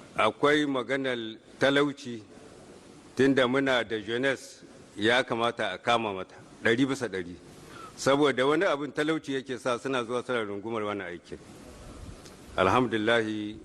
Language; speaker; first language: Hausa; native; Hausa